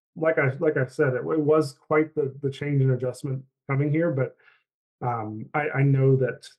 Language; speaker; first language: English; native; English